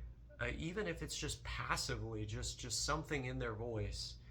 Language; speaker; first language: English; native; English